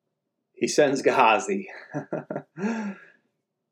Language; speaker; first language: English; native; English